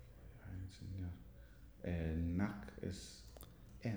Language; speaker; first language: Spanish; non-native, learner; English